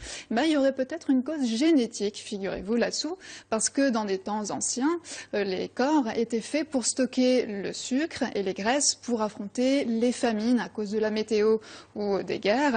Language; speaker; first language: French; native; French